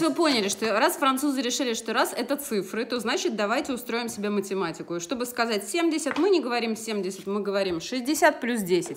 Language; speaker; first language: Russian; native; Russian